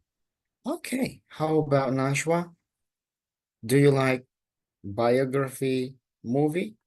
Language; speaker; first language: English; non-native, local second language; Indonesian